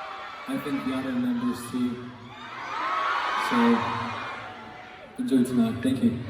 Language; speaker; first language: English; non-native, learner; Korean